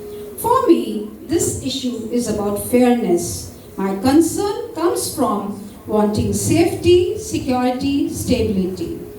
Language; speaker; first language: English; non-native, local second language; Marathi